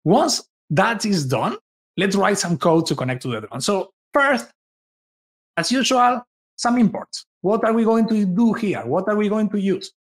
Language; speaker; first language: English; non-native, fluent; Spanish